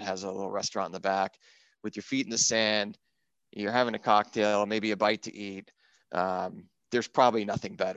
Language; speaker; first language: English; native; English